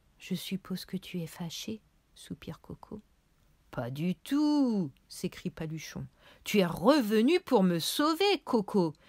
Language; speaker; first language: French; native; French